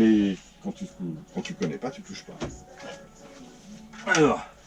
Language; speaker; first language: French; native; French